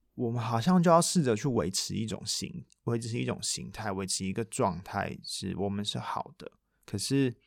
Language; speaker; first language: Chinese; non-native, local second language; Min Nan Chinese